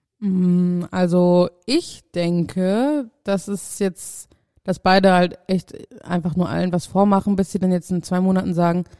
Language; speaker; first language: German; native; German